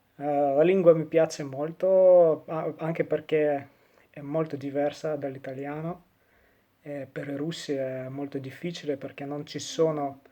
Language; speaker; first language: Italian; non-native, fluent; Russian